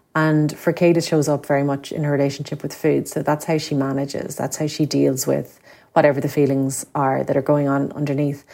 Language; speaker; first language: English; native; English